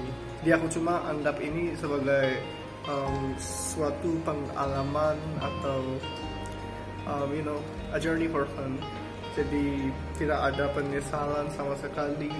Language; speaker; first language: Indonesian; non-native, learner; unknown